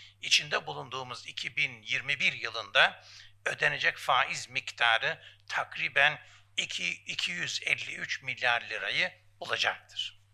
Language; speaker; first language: Turkish; native; Turkish